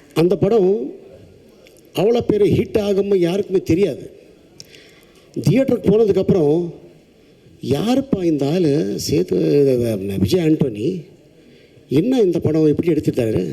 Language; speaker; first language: Tamil; non-native, local second language; Telugu